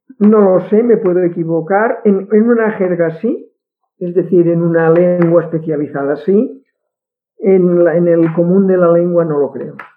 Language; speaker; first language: Spanish; non-native, local second language; Catalan